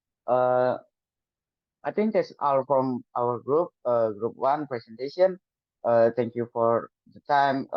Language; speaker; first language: English; non-native, learner; Indonesian